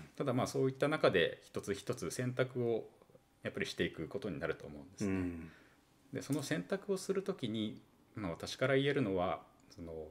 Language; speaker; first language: Japanese; native; Japanese